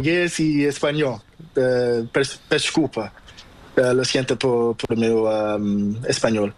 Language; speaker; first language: Spanish; non-native, learner; Portuguese